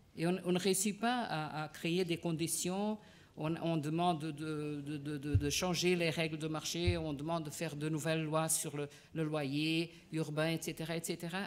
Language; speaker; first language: French; non-native, fluent; Portuguese